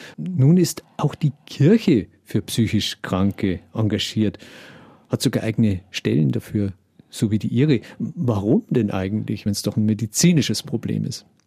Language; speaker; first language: German; native; German